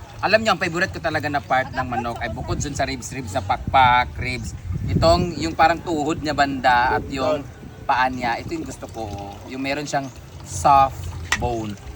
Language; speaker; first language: Filipino; non-native, local second language; Cebuano